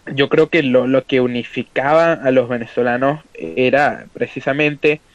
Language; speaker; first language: Spanish; native; Spanish